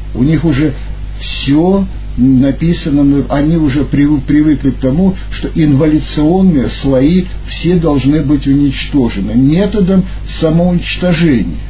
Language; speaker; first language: Russian; native; Russian